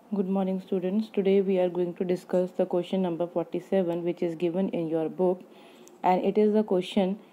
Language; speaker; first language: English; non-native, local second language; Punjabi